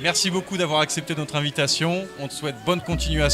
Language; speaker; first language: French; native; French